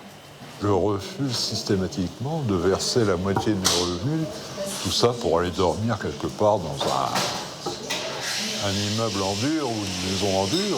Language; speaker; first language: French; native; French